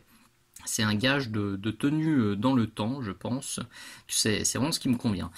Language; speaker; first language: French; native; French